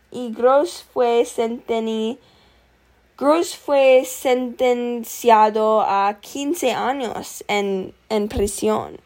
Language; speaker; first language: Spanish; non-native, learner; English